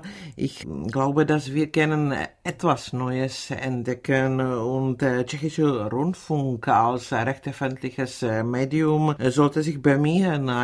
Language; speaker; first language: German; non-native, fluent; Czech